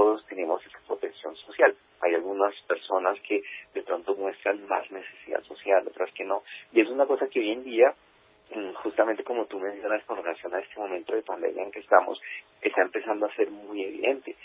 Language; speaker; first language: Spanish; native; Spanish